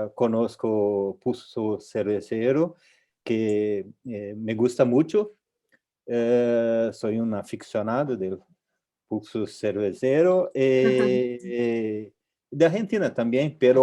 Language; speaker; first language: Spanish; non-native, local second language; Portuguese